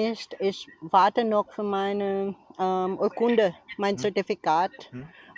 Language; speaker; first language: German; non-native, learner; Cebuano